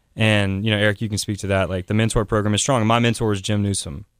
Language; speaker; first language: English; native; English